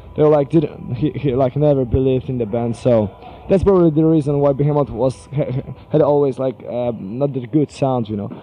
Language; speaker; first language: English; non-native, fluent; Polish